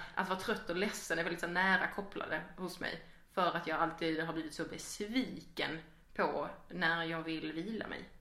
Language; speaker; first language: Swedish; native; Swedish